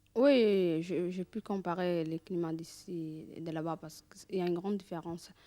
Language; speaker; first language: French; early bilingual, other home language; Arabic